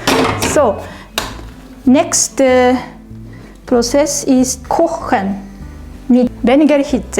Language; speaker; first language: German; non-native, learner; Japanese